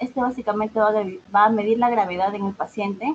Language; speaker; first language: Spanish; native; Spanish